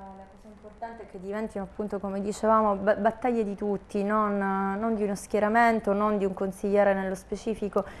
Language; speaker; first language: Italian; native; Italian